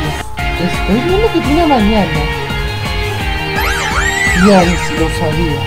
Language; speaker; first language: Spanish; native; Spanish